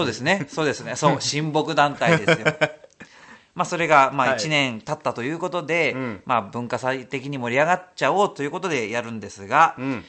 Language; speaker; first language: Japanese; native; Japanese